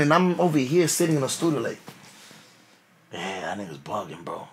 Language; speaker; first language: English; early bilingual, other home language; Spanish